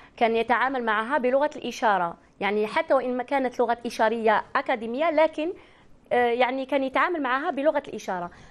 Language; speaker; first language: Arabic; native; Arabic